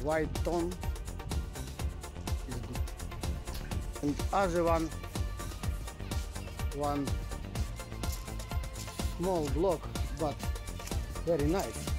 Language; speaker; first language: English; non-native, learner; Italian